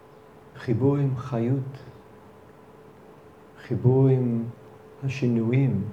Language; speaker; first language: Hebrew; non-native, fluent; English